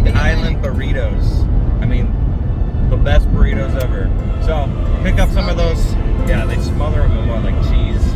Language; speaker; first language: English; native; English